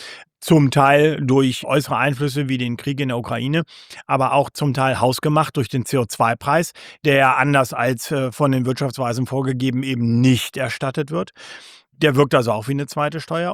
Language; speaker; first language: German; native; German